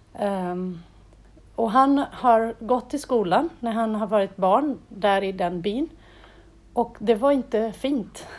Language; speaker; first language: Swedish; non-native, fluent; Portuguese